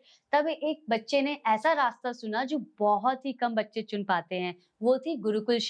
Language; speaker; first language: Hindi; native; Hindi